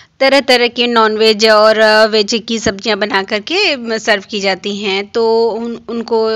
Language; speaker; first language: Hindi; non-native, local second language; Bangla